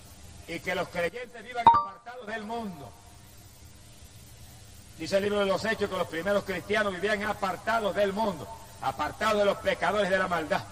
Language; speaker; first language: Spanish; native; Spanish